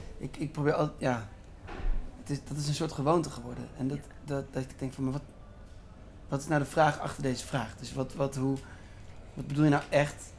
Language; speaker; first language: Dutch; native; Dutch